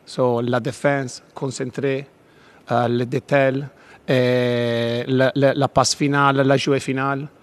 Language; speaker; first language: French; non-native, fluent; Italian